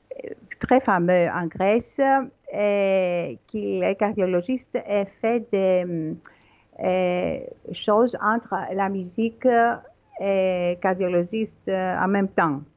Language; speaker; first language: French; non-native, learner; Greek